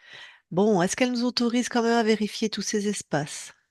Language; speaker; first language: French; native; French